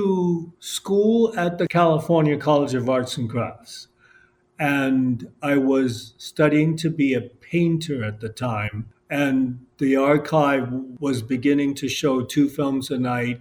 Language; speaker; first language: English; non-native, local second language; Cantonese